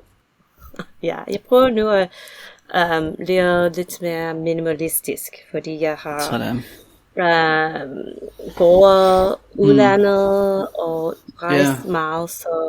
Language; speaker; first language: Danish; non-native, learner; English